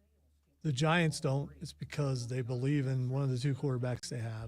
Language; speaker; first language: English; native; English